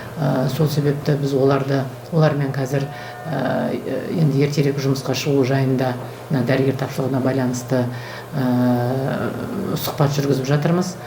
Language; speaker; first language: Kazakh; native; Kazakh